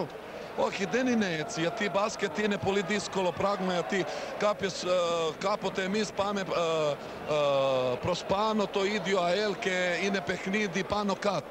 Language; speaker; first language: Greek; non-native, learner; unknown